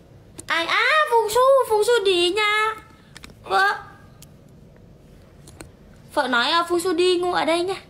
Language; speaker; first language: Vietnamese; non-native, learner; Indonesian